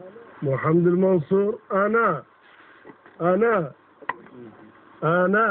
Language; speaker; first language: Arabic; non-native, fluent; Fula